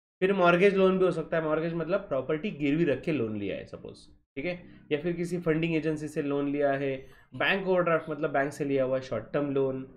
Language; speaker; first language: Hindi; non-native, local second language; Marathi